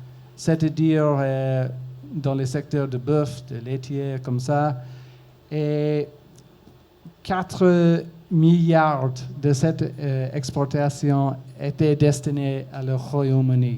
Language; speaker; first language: French; non-native, learner; English